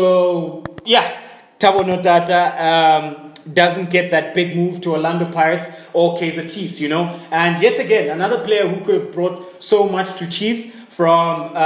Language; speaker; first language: English; native; English